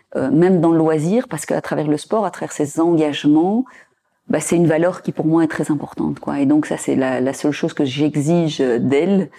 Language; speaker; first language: French; native; French